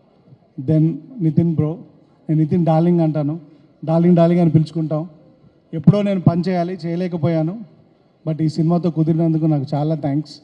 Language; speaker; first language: Telugu; native; Telugu